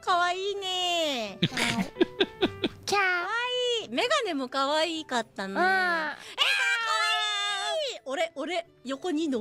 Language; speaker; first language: Japanese; native; Japanese